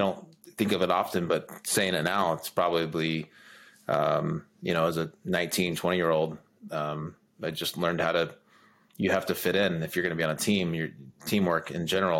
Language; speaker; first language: English; native; English